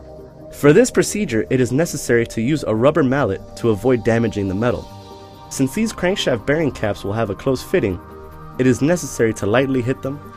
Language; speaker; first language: English; non-native, fluent; Spanish